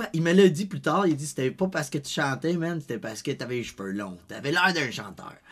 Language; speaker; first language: French; early bilingual, other home language; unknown